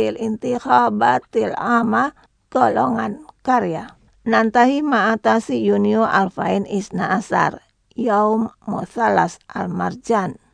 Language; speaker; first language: Arabic; non-native, learner; Indonesian